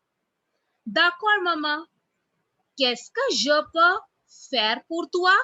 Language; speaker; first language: French; non-native, fluent; Hindi